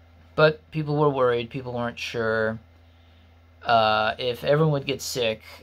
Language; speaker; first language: English; native; English